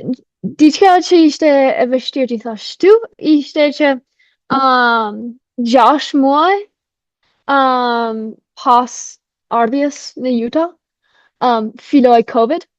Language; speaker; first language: Albanian; non-native, fluent; English